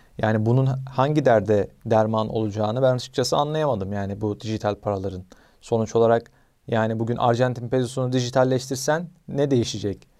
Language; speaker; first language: Turkish; native; Turkish